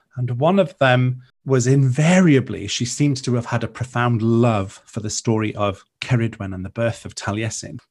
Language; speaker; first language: English; non-native, local second language; Welsh